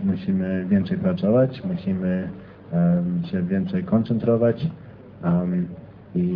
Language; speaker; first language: Polish; non-native, fluent; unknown